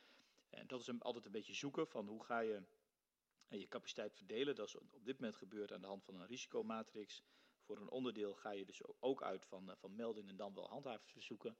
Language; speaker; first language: Dutch; native; Dutch